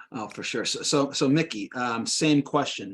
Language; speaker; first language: English; native; English